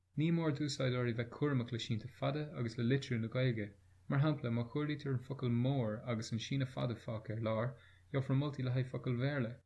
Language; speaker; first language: Irish; native; Irish